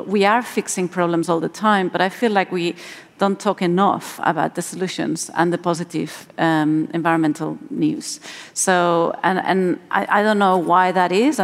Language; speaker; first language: English; non-native, fluent; Spanish